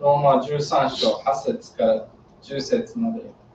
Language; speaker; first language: Japanese; non-native, learner; English